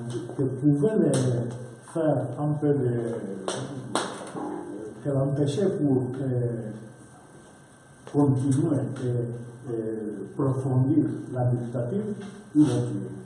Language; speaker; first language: French; non-native, learner; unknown